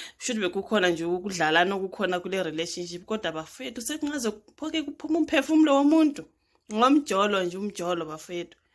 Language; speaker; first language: Zulu; native; Zulu